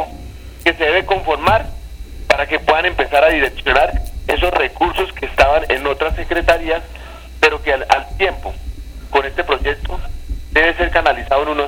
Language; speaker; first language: Spanish; native; Spanish